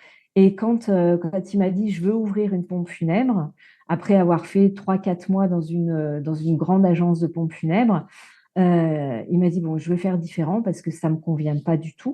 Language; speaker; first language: French; native; French